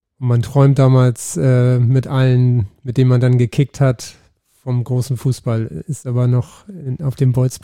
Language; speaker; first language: German; native; German